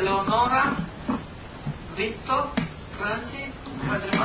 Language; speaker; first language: Italian; early bilingual, heritage; Italian